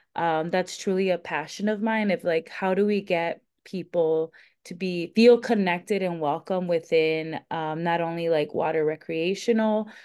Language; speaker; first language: English; native; English